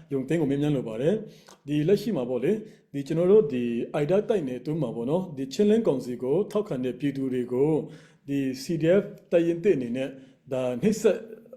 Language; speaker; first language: Burmese; non-native, local second language; Hakha Chin